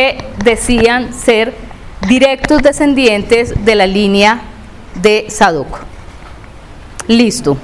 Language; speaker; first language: Spanish; native; Spanish